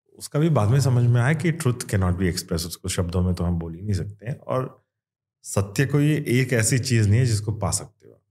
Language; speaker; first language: Hindi; non-native, local second language; Kannada